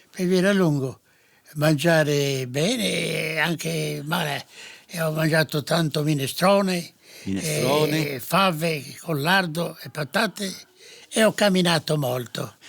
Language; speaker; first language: Italian; non-native, local second language; Sardinian